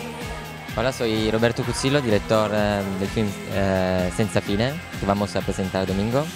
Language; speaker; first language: Spanish; non-native, learner; Italian